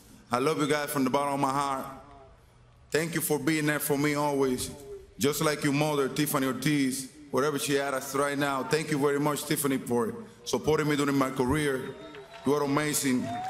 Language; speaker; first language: English; non-native, fluent; Spanish